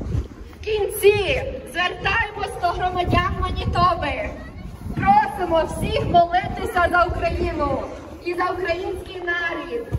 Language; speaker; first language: Ukrainian; early bilingual, heritage; Ukrainian